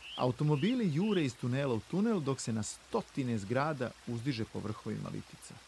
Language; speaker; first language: Serbian; native; Serbian